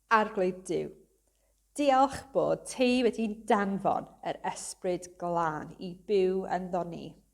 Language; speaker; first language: Welsh; non-native, local second language; English